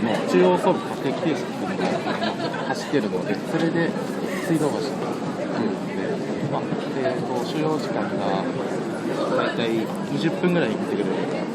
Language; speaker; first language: Japanese; native; Japanese